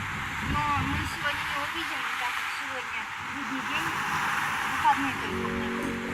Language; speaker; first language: Russian; native; Russian